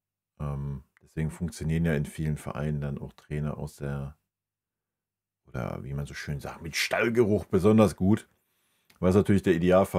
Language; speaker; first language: German; native; German